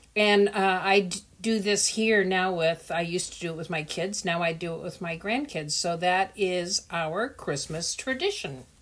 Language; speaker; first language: English; early bilingual, other home language; Dutch